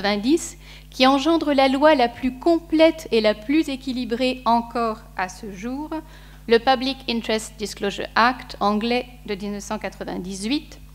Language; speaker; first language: French; native; French